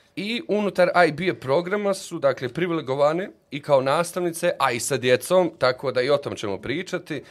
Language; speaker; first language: Bosnian; native; Bosnian